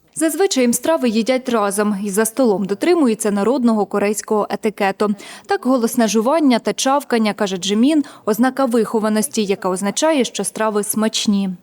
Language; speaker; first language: Ukrainian; native; Ukrainian